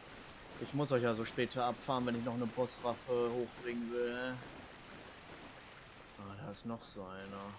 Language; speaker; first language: German; native; German